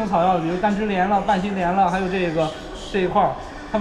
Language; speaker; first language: Chinese; native; Chinese